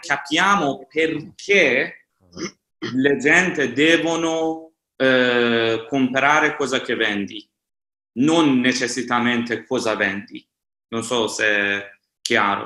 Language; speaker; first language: Italian; non-native, fluent; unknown